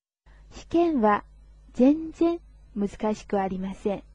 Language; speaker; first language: Japanese; non-native, fluent; Chinese